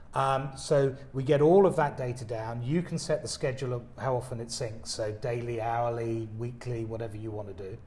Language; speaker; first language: English; native; English